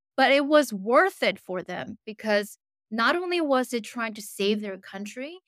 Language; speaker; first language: English; early bilingual, other home language; Korean